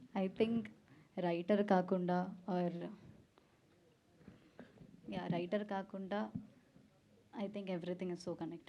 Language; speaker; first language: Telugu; non-native, learner; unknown